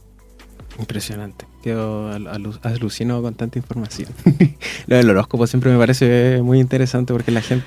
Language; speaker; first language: Spanish; native; Spanish